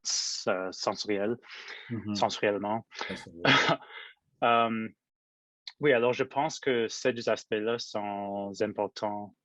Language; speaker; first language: French; non-native, local second language; English